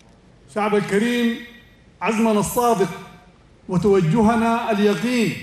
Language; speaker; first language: Arabic; native; Arabic